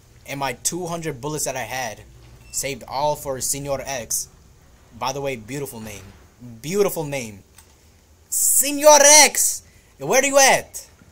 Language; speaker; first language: English; native; English